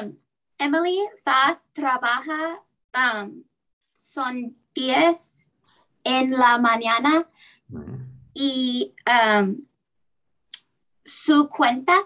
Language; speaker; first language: Spanish; non-native, learner; English